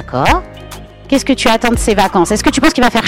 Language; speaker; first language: French; native; French